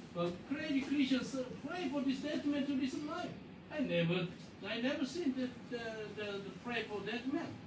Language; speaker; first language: English; non-native, learner; Korean